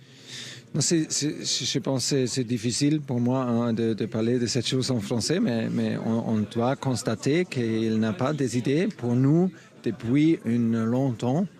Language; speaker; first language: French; non-native, fluent; German